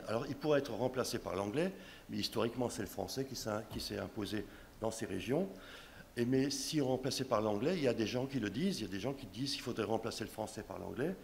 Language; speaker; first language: French; non-native, local second language; Swiss German